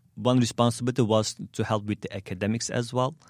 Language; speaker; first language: English; non-native, fluent; Turkish